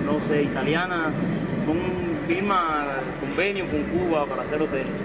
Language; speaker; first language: Spanish; native; Spanish